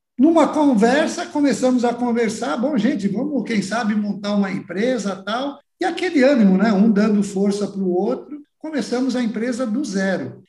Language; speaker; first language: Portuguese; early bilingual, other home language; Italian